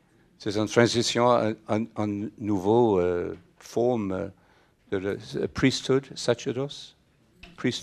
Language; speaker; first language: French; non-native, fluent; English